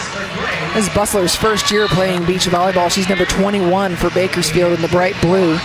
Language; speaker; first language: English; native; English